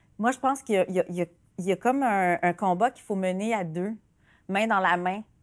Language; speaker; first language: French; native; French